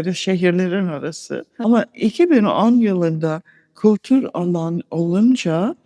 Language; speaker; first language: Turkish; non-native, fluent; English